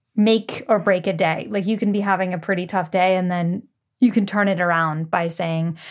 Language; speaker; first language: English; native; English